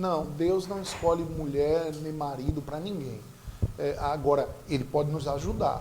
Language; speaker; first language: Portuguese; native; Portuguese